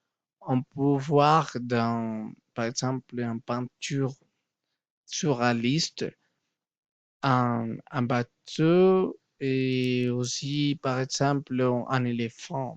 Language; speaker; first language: French; non-native, learner; Spanish